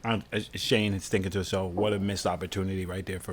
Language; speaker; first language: English; native; English